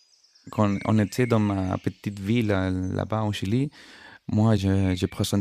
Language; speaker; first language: French; non-native, fluent; Spanish